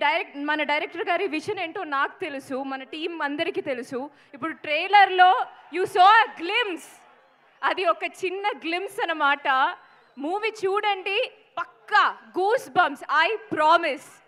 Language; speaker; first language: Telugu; non-native, fluent; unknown